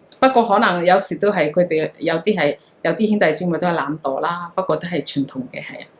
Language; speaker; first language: Cantonese; non-native, fluent; Hakha Chin